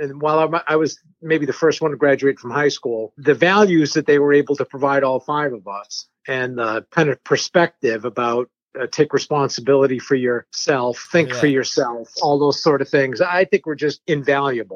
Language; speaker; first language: English; early bilingual, other home language; French